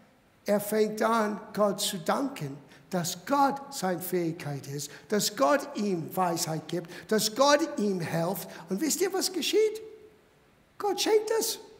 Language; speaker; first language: German; non-native, fluent; English